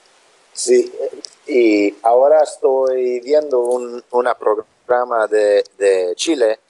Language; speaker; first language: Spanish; non-native, learner; English